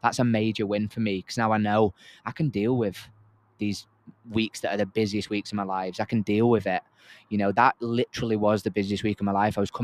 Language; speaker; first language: English; native; English